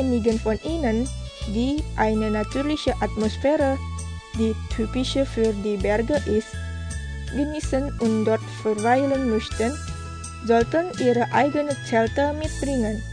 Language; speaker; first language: German; non-native, fluent; Indonesian